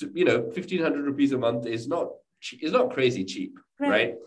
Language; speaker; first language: English; native; English